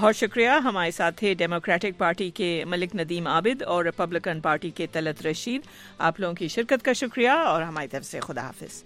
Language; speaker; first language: Urdu; native; Urdu